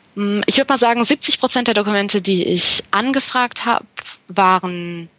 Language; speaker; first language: German; native; German